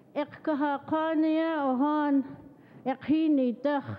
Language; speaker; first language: English; native; English